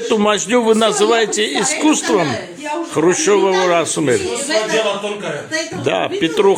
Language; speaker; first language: Russian; non-native, local second language; Armenian